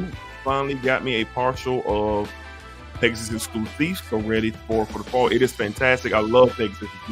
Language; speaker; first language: English; native; English